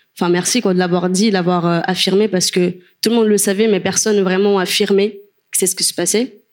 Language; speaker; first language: French; non-native, fluent; Kabuverdianu